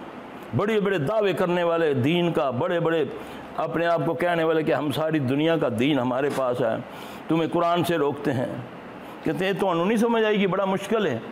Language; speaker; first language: Hindi; non-native, local second language; Punjabi